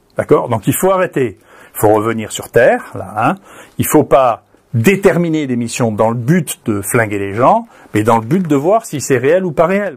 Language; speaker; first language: French; native; French